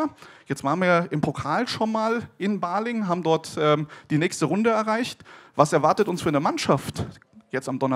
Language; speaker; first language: German; native; German